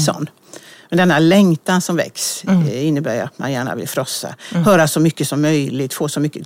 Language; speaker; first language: Swedish; native; Swedish